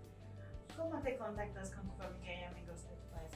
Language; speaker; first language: Spanish; non-native, fluent; Turkish